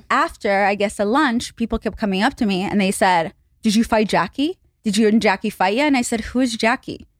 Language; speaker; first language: English; non-native, fluent; Hebrew